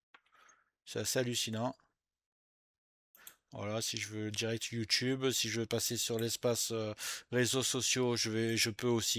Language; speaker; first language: French; native; French